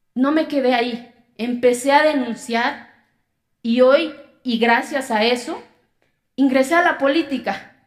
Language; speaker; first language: Spanish; non-native, local second language; Zapotec